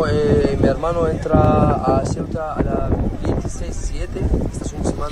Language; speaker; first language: Spanish; non-native, learner; Arabic